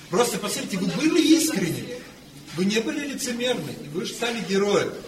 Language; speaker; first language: Russian; non-native, fluent; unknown